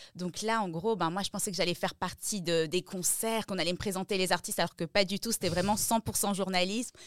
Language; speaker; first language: French; native; French